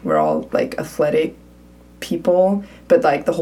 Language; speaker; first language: English; non-native, fluent; Swedish